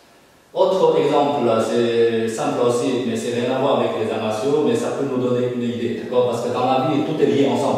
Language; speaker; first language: French; non-native, fluent; Chinese